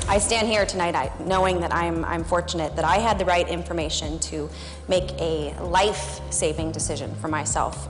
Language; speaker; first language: English; native; English